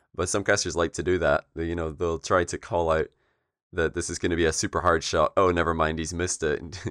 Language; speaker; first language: English; native; English